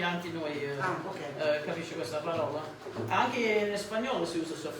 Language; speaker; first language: Italian; early bilingual, heritage; Italian